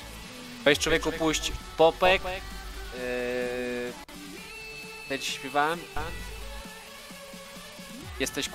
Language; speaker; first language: Polish; native; Polish